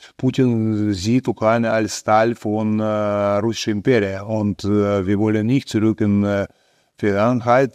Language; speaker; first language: German; non-native, fluent; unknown